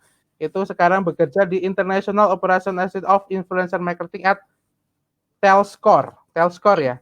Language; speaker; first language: Indonesian; native; Indonesian